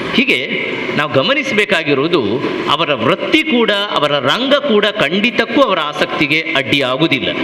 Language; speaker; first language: Kannada; non-native, local second language; Tulu